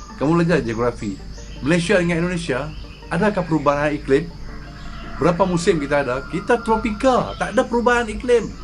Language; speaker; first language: Malay; native; Malay